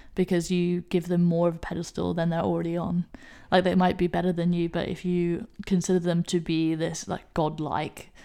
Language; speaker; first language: English; native; English